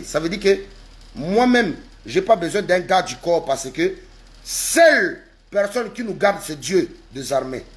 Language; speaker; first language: French; non-native, local second language; Lingala